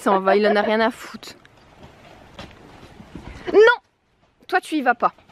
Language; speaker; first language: French; native; French